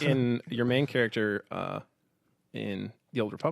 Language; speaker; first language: English; native; English